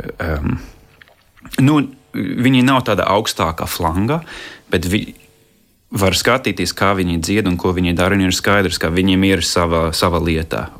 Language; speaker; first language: Latvian; non-native, fluent; English